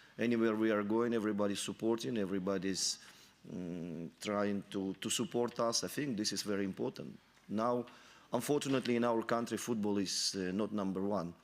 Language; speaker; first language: English; non-native, learner; Ukrainian